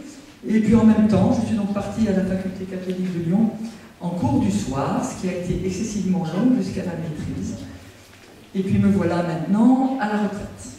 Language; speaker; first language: French; native; French